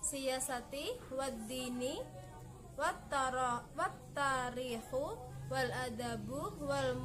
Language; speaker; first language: Arabic; non-native, learner; Indonesian